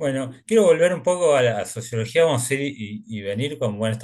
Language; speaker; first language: Spanish; native; Spanish